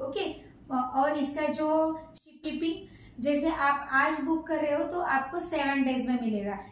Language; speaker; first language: Hindi; non-native, local second language; Marathi